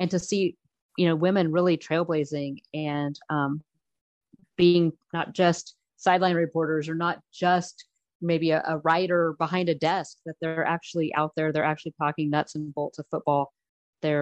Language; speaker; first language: English; native; English